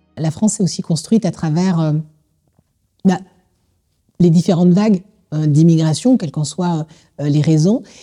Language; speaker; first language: French; native; French